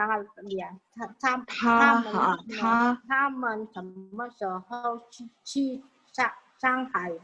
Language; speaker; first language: Chinese; non-native, learner; Indonesian